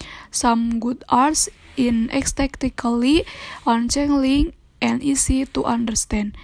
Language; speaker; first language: English; non-native, learner; Indonesian